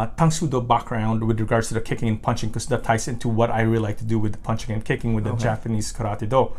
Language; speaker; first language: English; non-native, local second language; Filipino